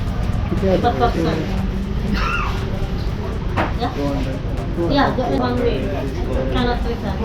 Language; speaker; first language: English; non-native, learner; Indonesian